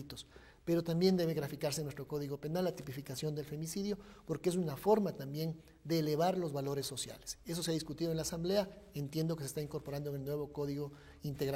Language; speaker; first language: Spanish; native; Spanish